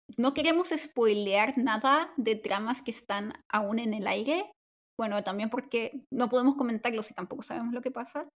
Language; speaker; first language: Spanish; native; Spanish